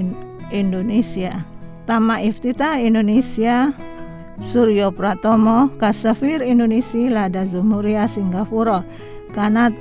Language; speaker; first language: Arabic; non-native, fluent; Indonesian